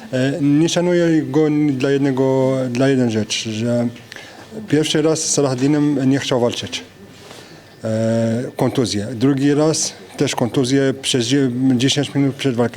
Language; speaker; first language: Polish; non-native, fluent; French